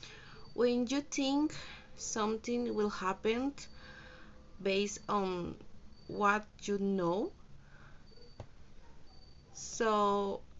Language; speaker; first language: English; non-native, learner; Spanish